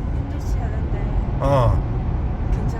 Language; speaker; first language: Korean; non-native, learner; Vietnamese